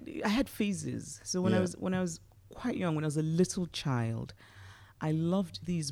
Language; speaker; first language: English; non-native, local second language; Igbo